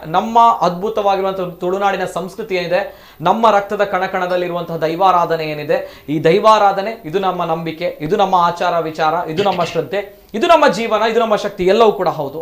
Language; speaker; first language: Kannada; non-native, local second language; Tulu